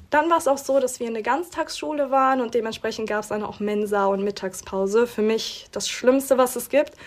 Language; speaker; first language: German; early bilingual, other home language; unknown